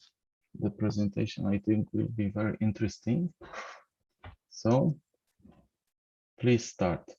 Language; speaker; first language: English; non-native, fluent; Polish